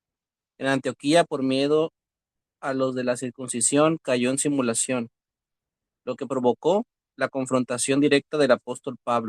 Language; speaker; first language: Spanish; native; Spanish